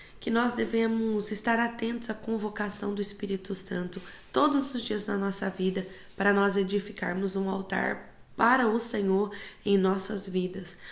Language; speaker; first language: Portuguese; native; Portuguese